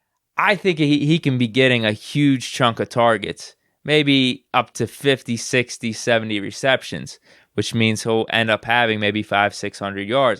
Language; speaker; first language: English; native; English